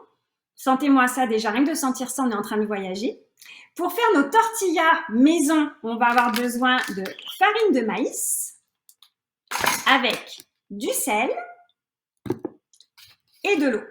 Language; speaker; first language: French; native; French